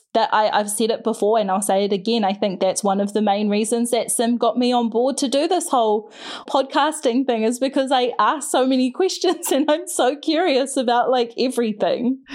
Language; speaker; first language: English; native; English